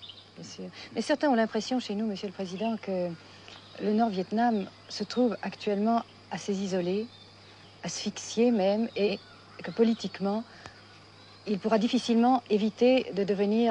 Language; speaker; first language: French; native; French